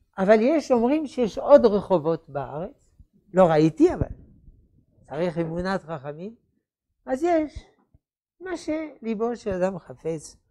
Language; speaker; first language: Hebrew; non-native, fluent; French